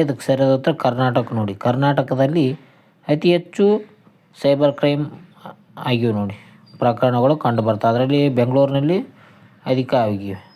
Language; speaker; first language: Kannada; native; Kannada